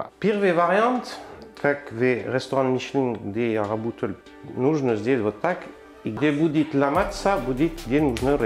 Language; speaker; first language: Russian; non-native, learner; French